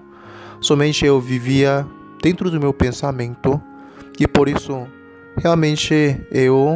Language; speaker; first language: Portuguese; non-native, learner; Korean